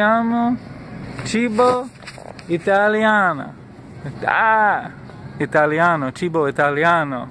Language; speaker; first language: Italian; non-native, learner; English